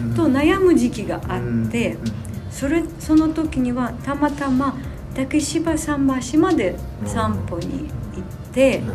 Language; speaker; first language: Japanese; non-native, fluent; Ukrainian